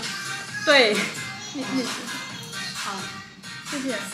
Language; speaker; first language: Chinese; non-native, fluent; Vietnamese